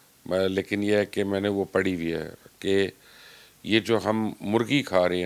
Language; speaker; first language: Urdu; native; Urdu